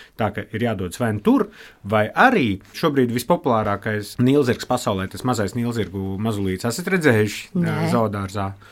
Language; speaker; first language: Latvian; native; Latvian